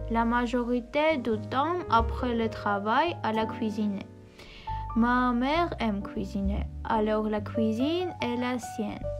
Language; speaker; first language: French; non-native, learner; Armenian